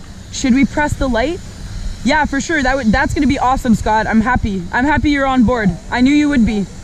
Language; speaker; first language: English; non-native, fluent; French